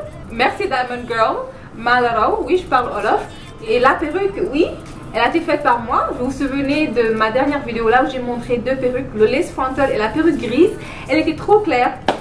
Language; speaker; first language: French; non-native, local second language; Wolof